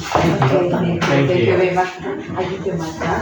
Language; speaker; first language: English; non-native, fluent; Spanish